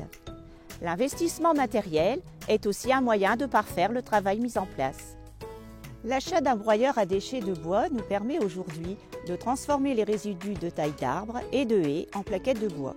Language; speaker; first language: French; native; French